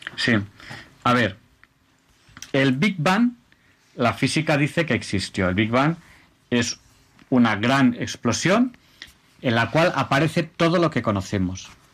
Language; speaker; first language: Spanish; native; Spanish